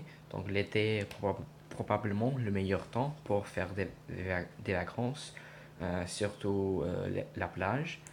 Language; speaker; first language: French; non-native, learner; English